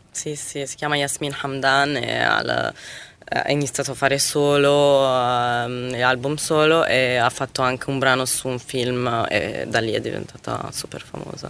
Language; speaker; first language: Italian; non-native, fluent; Arabic